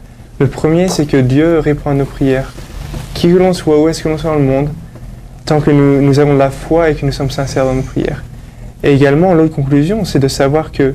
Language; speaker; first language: French; native; French